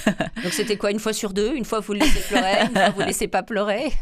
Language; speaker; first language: French; native; French